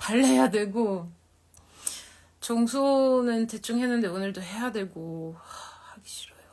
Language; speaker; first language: Korean; non-native, fluent; French